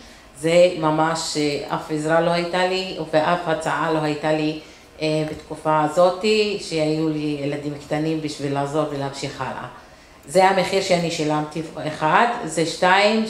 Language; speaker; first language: Hebrew; non-native, local second language; Arabic